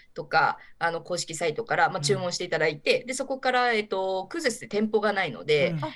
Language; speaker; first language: Japanese; native; Japanese